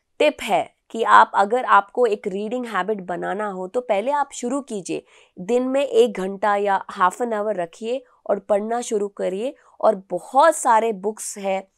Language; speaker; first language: Hindi; non-native, local second language; Telugu